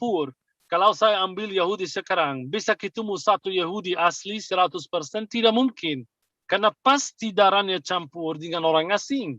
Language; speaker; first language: Indonesian; non-native, fluent; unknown